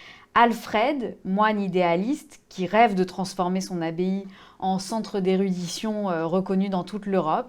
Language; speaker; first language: French; native; French